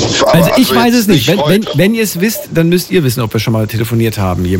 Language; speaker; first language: German; native; German